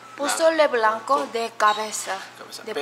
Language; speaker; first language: Spanish; non-native, learner; Korean